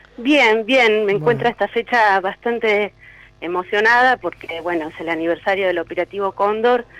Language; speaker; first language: Spanish; native; Spanish